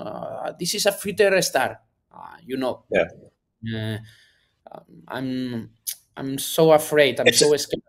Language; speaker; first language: English; non-native, learner; Spanish